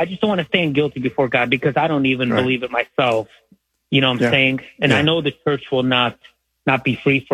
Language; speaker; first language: English; native; English